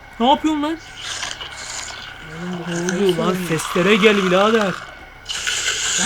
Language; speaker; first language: Turkish; native; Turkish